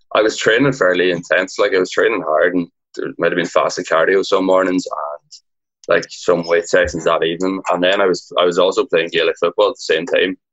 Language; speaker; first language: English; native; English